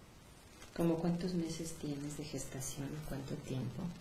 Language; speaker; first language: Spanish; native; Spanish